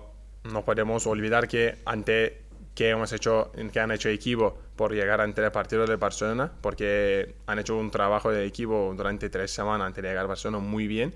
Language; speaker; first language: Spanish; non-native, learner; Turkish